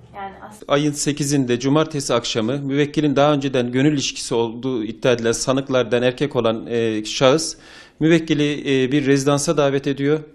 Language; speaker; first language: Turkish; native; Turkish